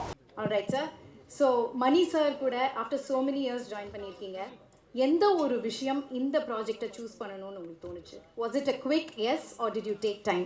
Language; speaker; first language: Tamil; native; Tamil